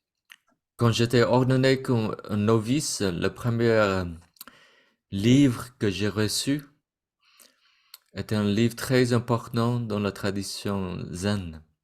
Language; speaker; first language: French; non-native, fluent; Vietnamese